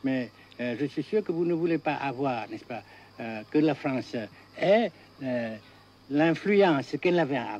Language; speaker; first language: French; non-native, fluent; Vietnamese